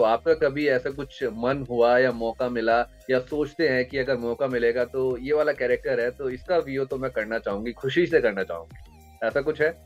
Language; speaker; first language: Hindi; native; Hindi